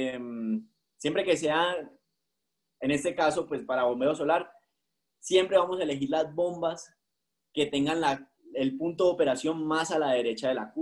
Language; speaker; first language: Spanish; native; Spanish